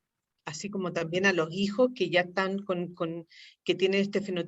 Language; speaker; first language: Spanish; native; Spanish